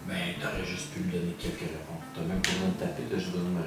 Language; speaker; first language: French; native; French